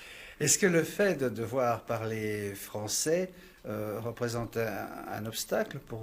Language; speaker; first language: French; native; French